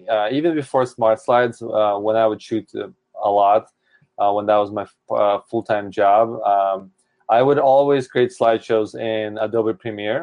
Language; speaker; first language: English; native; English